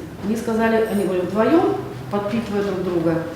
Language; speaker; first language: Russian; native; Russian